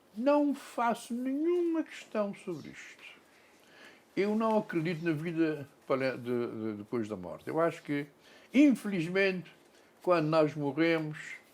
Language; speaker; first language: Portuguese; non-native, local second language; Kabuverdianu